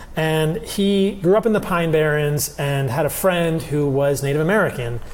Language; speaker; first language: English; early bilingual, other home language; Italian